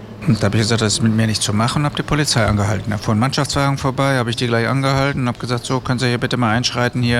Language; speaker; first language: German; native; German